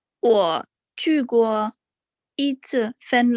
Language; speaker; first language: Chinese; non-native, learner; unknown